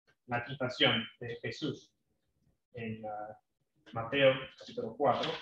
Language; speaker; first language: Spanish; non-native, fluent; English